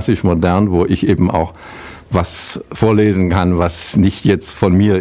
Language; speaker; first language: German; native; German